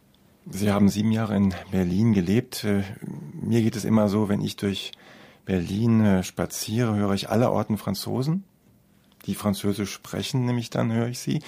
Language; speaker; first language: German; native; German